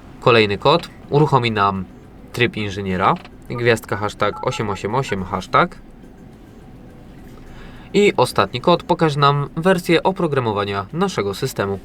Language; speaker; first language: Polish; native; Polish